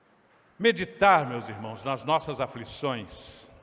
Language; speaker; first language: Portuguese; native; Portuguese